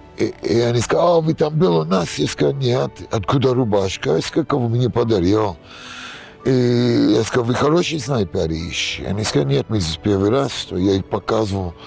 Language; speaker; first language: Russian; non-native, learner; English